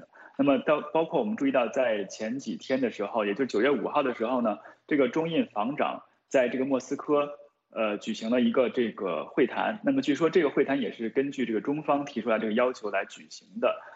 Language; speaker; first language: Chinese; native; Chinese